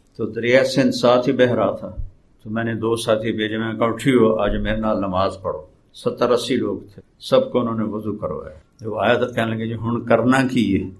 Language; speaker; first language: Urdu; non-native, local second language; Saraiki